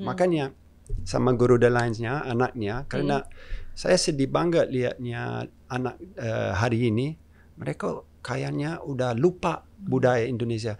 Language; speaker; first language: Indonesian; non-native, fluent; English